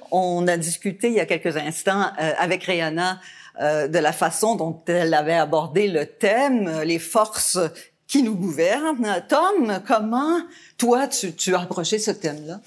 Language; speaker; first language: French; native; French